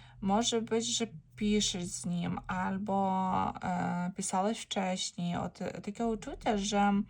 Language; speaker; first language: Polish; non-native, learner; Ukrainian